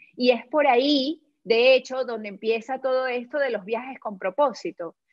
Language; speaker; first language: Spanish; native; Spanish